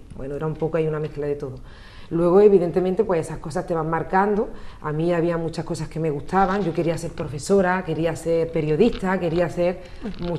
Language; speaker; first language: Spanish; native; Spanish